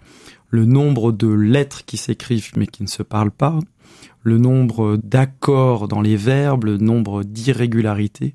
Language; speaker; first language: French; native; French